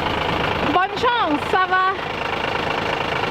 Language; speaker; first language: French; non-native, learner; Thai